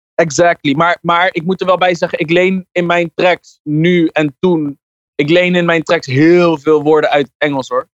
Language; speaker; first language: Dutch; native; Dutch